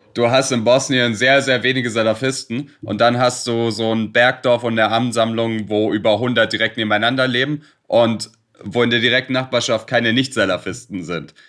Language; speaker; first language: German; early bilingual, other home language; Serbian